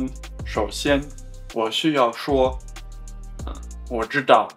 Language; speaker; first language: Chinese; non-native, learner; German